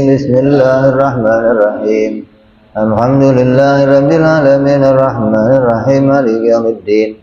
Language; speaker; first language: Arabic; non-native, fluent; Indonesian